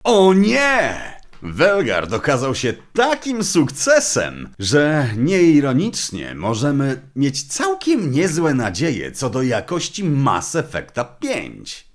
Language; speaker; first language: Polish; native; Polish